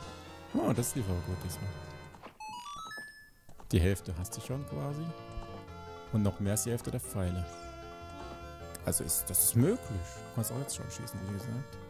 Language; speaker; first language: German; native; German